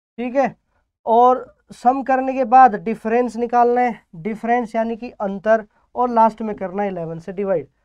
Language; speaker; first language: Hindi; native; Hindi